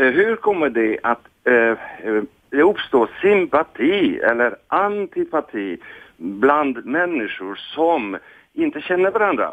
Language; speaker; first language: Swedish; non-native, fluent; Hungarian